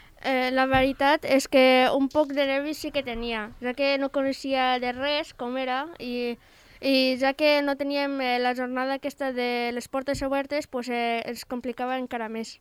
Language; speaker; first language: Catalan; non-native, local second language; Spanish